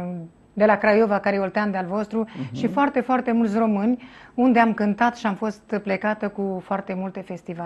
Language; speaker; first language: Romanian; native; Romanian